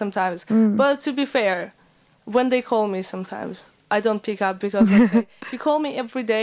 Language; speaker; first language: English; non-native, fluent; Uzbek